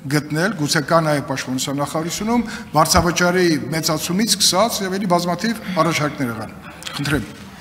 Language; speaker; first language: Armenian; native; Armenian